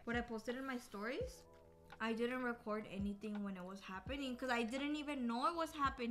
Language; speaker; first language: English; early bilingual, other home language; Spanish